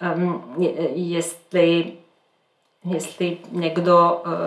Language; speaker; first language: Czech; non-native, fluent; Serbian